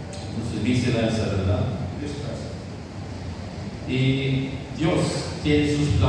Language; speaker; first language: Spanish; non-native, fluent; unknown